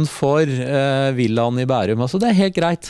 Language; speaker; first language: Norwegian; native; Norwegian